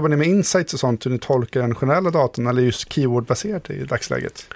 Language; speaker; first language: Swedish; native; Swedish